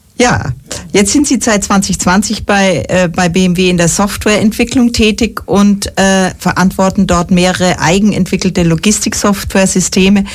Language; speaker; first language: German; native; German